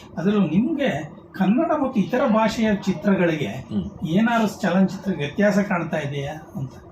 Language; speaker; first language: Kannada; native; Kannada